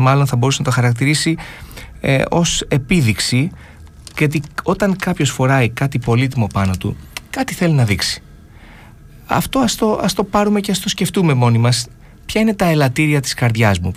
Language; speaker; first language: Greek; native; Greek